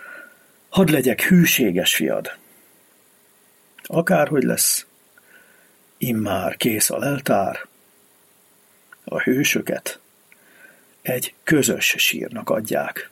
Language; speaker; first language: Hungarian; native; Hungarian